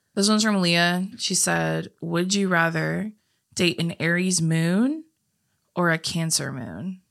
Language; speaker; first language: English; native; English